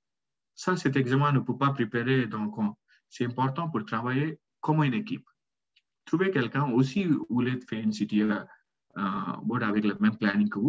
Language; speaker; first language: French; non-native, learner; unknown